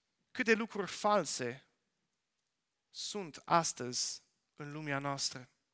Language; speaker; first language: Romanian; non-native, fluent; Dutch